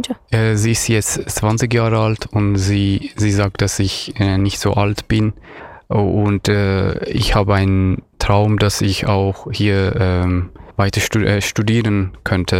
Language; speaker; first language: German; non-native, learner; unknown